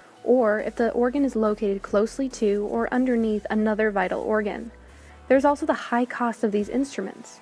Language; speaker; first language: English; native; English